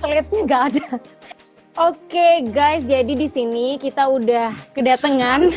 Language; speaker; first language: Indonesian; native; Indonesian